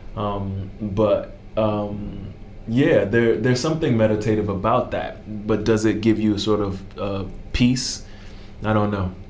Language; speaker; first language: English; native; English